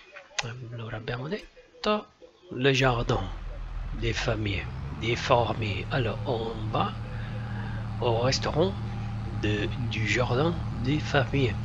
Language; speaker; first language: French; non-native, fluent; Italian